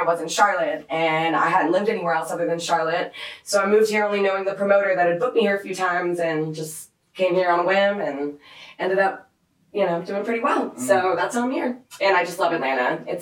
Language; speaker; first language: English; native; English